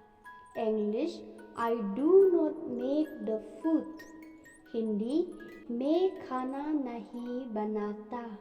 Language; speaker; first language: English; non-native, local second language; Khasi